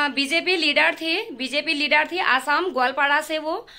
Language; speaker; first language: Hindi; non-native, local second language; Nepali